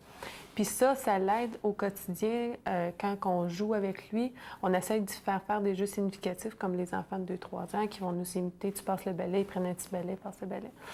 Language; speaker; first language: French; native; French